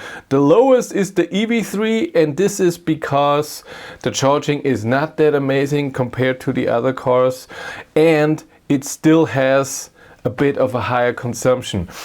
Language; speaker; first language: English; non-native, fluent; German